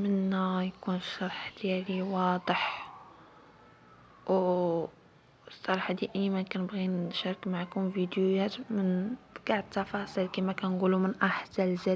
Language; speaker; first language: Arabic; native; Arabic